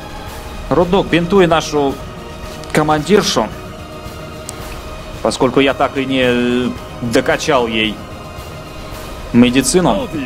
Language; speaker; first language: Russian; native; Russian